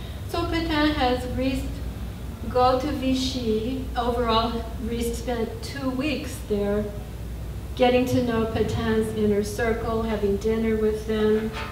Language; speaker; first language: English; native; English